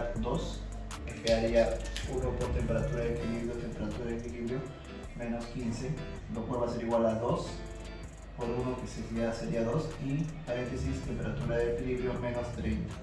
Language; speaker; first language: Spanish; native; Spanish